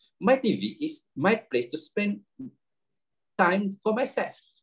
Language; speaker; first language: English; non-native, local second language; Malay